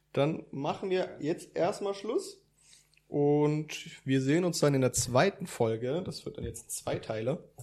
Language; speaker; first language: German; early bilingual, other home language; Italian